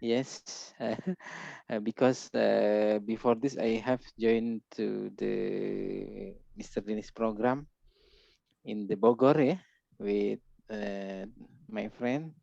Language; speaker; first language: English; non-native, learner; Indonesian